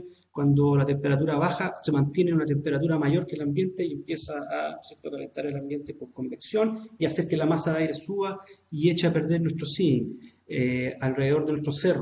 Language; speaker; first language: Spanish; native; Spanish